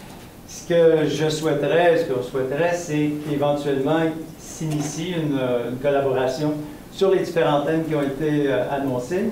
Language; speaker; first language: French; native; French